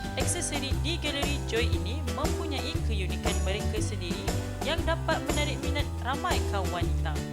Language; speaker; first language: Malay; native; Malay